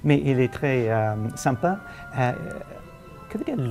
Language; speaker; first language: French; non-native, fluent; English